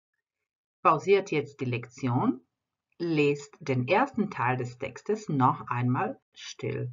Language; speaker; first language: German; non-native, fluent; Croatian